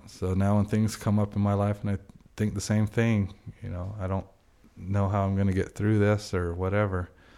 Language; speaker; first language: English; native; English